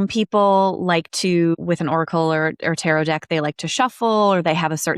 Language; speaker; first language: English; native; English